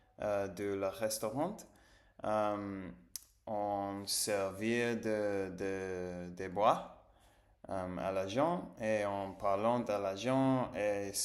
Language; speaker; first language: French; non-native, learner; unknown